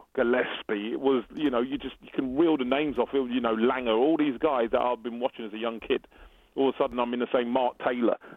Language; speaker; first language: English; native; English